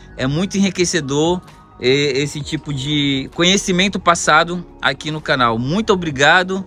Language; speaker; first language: Portuguese; native; Portuguese